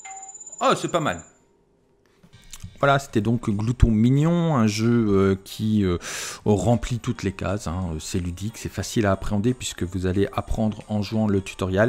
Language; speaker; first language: French; native; French